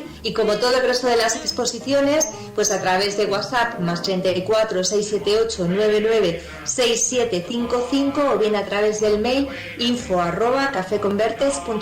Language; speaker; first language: Spanish; native; Spanish